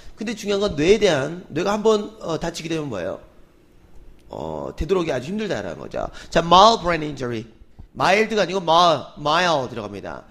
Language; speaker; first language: Korean; native; Korean